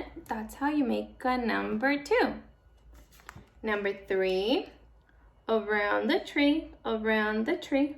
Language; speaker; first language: English; native; English